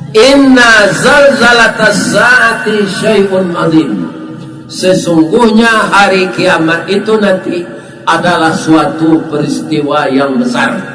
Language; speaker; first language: Malay; non-native, local second language; Minangkabau